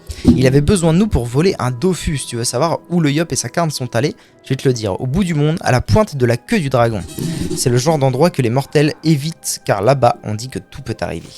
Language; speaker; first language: French; native; French